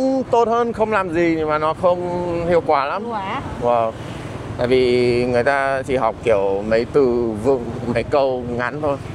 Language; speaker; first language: Vietnamese; non-native, fluent; English